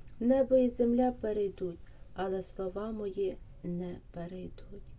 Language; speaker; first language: Ukrainian; native; Ukrainian